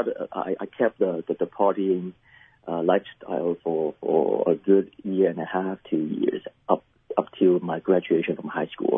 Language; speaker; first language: English; early bilingual, other home language; Cantonese